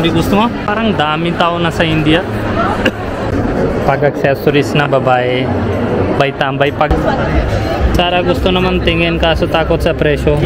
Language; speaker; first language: Filipino; non-native, learner; Hindi